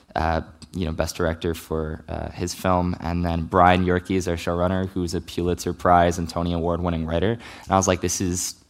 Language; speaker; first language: English; native; English